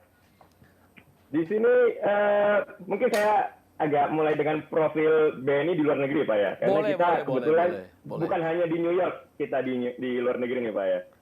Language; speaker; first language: Indonesian; native; Indonesian